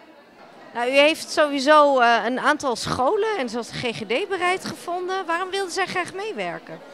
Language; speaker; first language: Dutch; early bilingual, other home language; Turkish